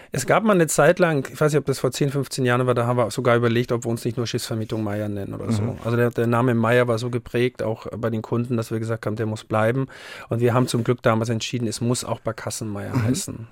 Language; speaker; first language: German; native; German